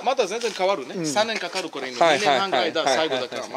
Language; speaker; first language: Japanese; non-native, learner; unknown